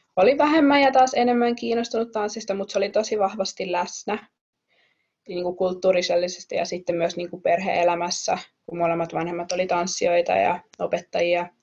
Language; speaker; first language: Finnish; native; Finnish